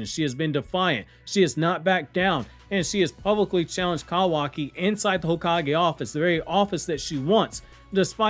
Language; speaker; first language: English; native; English